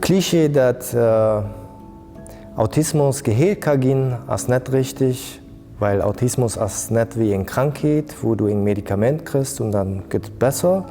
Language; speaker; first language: German; non-native, local second language; Luxembourgish